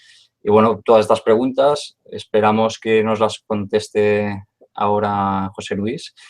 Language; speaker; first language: Spanish; native; Spanish